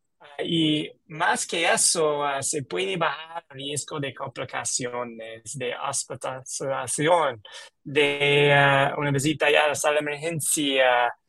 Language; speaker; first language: Spanish; non-native, learner; English